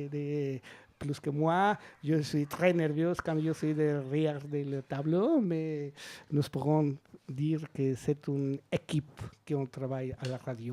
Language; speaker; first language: French; non-native, learner; Spanish